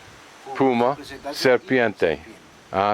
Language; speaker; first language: Spanish; non-native, learner; English